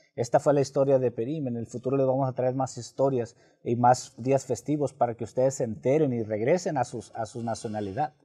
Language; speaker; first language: Spanish; early bilingual, heritage; Spanish